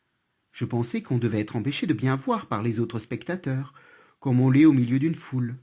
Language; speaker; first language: French; native; French